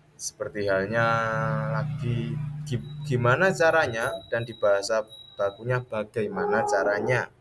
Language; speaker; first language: Indonesian; native; Indonesian